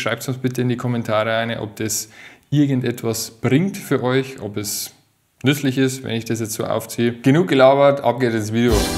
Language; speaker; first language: German; native; German